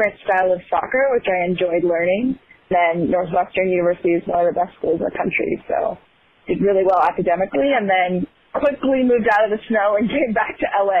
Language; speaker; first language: English; native; English